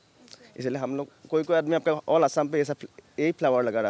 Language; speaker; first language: Hindi; non-native, local second language; Assamese